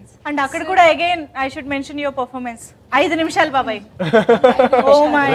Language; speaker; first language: Telugu; native; Telugu